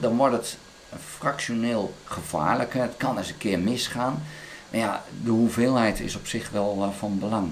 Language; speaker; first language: Dutch; native; Dutch